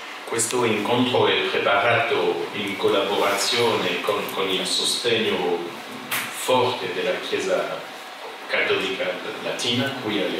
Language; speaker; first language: Italian; non-native, fluent; French